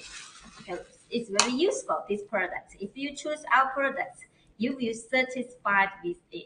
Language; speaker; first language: English; non-native, learner; Chinese